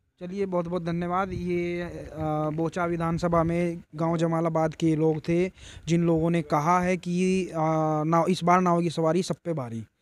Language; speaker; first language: Hindi; native; Hindi